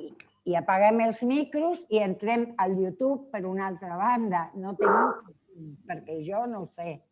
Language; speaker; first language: Catalan; non-native, learner; Spanish